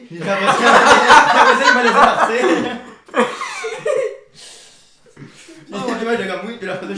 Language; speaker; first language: French; native; French